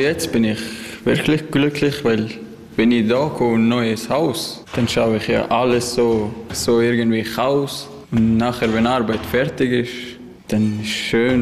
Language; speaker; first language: German; non-native, learner; Persian